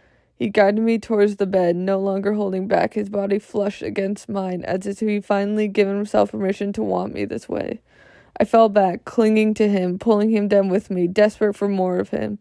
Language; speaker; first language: English; native; English